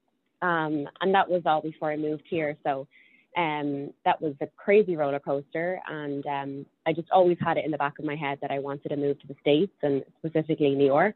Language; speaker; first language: English; native; English